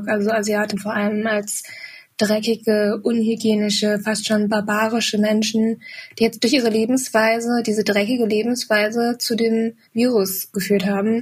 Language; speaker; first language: German; native; German